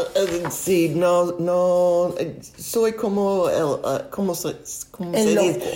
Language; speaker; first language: Spanish; non-native, learner; English